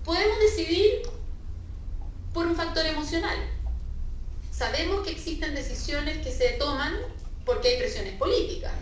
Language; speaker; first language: Spanish; native; Spanish